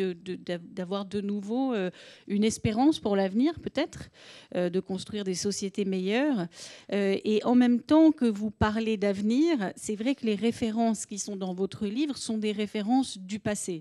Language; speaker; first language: French; native; French